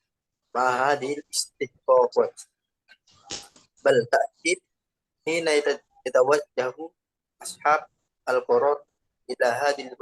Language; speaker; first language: Arabic; non-native, learner; Indonesian